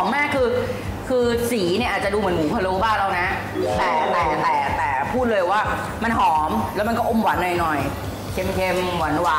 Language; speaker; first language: Thai; native; Thai